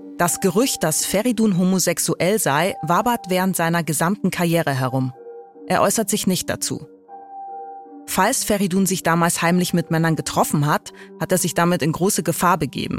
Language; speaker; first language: German; native; German